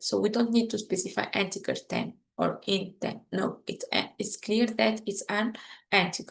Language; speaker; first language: English; non-native, fluent; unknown